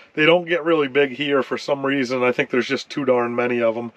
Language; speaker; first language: English; native; English